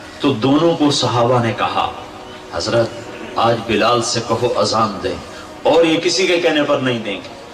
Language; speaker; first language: Urdu; non-native, local second language; Punjabi